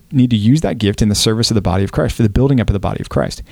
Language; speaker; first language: English; native; English